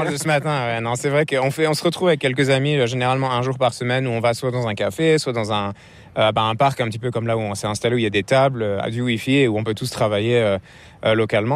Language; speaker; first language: French; native; French